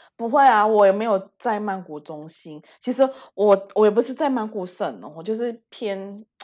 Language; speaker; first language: Chinese; early bilingual, heritage; Chinese